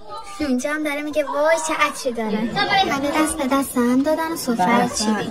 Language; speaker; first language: Persian; native; Persian